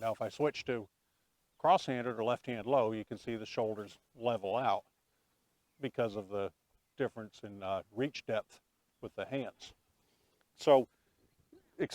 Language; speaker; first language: English; native; English